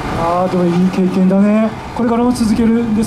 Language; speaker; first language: Japanese; native; Japanese